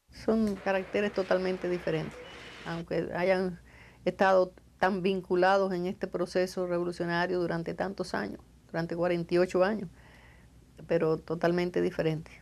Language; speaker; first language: Spanish; native; Spanish